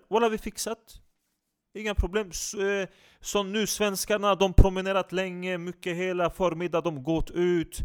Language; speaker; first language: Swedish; non-native, fluent; Turkish